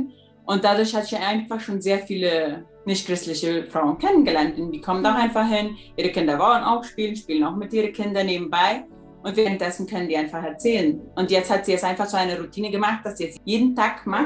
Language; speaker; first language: German; early bilingual, heritage; German